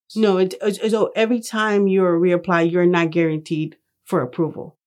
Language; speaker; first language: English; early bilingual, other home language; Spanish